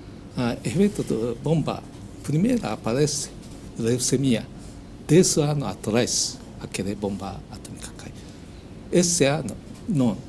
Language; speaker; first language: Portuguese; non-native, learner; Japanese